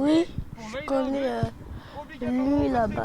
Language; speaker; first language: French; early bilingual, other home language; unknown